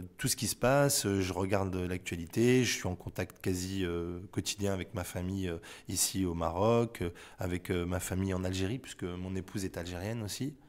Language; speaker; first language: French; native; French